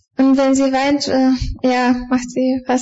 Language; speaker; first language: German; non-native, fluent; Bulgarian